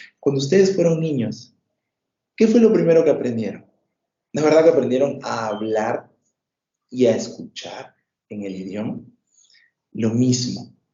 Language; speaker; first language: Spanish; native; Spanish